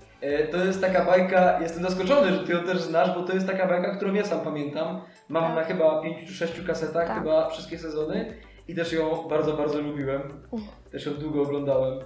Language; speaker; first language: Polish; native; Polish